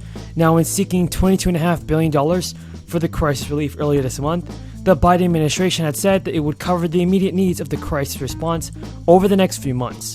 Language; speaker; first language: English; native; English